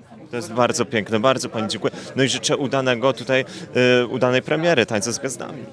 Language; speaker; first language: Polish; native; Polish